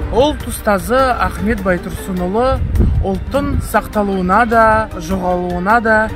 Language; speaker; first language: Kazakh; non-native, local second language; Russian